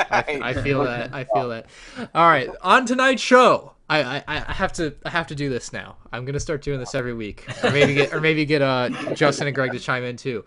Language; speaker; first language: English; native; English